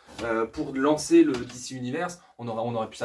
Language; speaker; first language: French; native; French